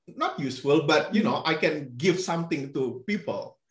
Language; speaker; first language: English; non-native, fluent; Indonesian